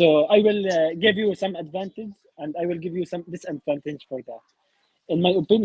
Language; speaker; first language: English; non-native, learner; Arabic